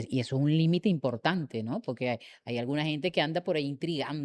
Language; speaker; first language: Spanish; native; Spanish